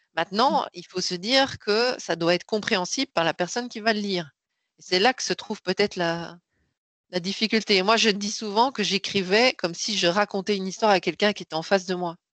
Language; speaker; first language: French; native; French